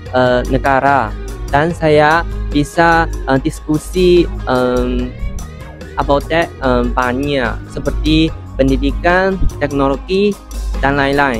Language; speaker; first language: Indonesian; non-native, learner; Chinese